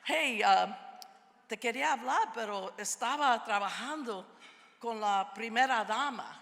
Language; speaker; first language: Spanish; early bilingual, heritage; Spanish